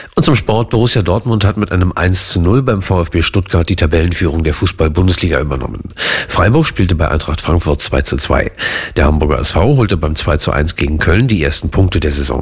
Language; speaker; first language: German; native; German